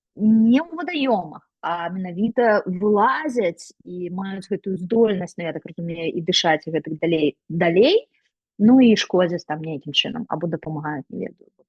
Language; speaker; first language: Belarusian; non-native, local second language; Russian